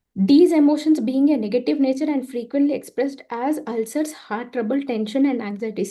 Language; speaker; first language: English; non-native, local second language; Telugu